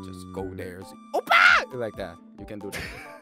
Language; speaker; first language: English; non-native, learner; Korean